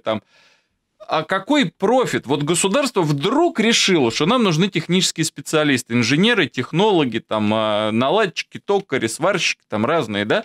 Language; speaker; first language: Russian; native; Russian